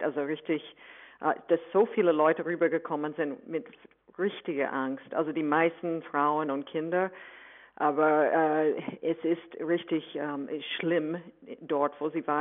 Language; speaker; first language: German; non-native, fluent; English